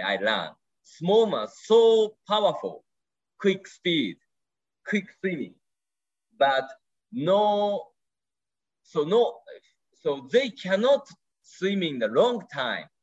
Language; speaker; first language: English; non-native, learner; Japanese